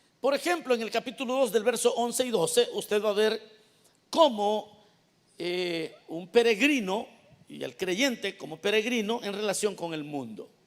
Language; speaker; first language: Spanish; native; Spanish